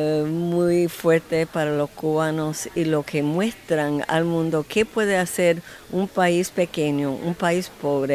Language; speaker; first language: Spanish; non-native, fluent; English